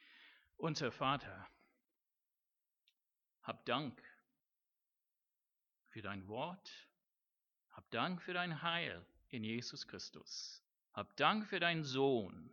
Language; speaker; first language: German; non-native, fluent; English